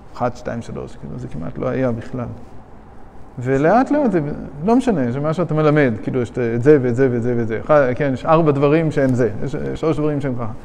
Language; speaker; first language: Hebrew; non-native, fluent; English